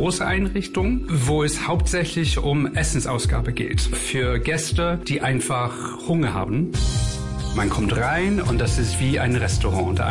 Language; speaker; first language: German; non-native, fluent; English